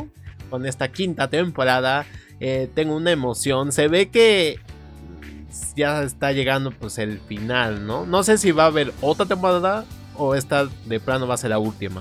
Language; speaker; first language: Spanish; native; Spanish